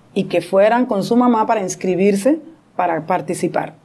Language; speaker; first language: Spanish; native; Spanish